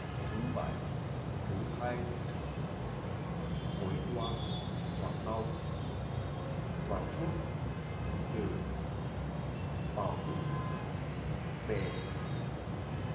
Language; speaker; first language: Vietnamese; non-native, learner; Japanese